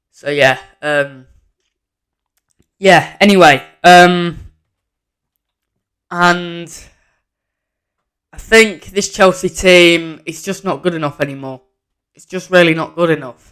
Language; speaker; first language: English; native; English